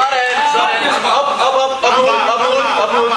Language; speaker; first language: Danish; native; Danish